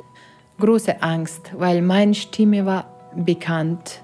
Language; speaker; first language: German; non-native, learner; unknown